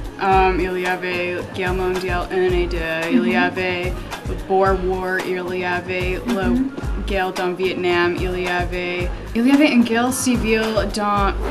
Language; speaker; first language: French; non-native, learner; English